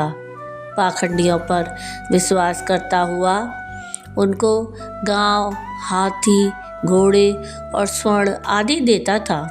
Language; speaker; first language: Hindi; native; Hindi